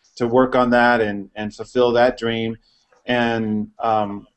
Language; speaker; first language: English; native; English